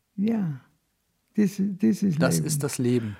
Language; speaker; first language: German; non-native, fluent; Spanish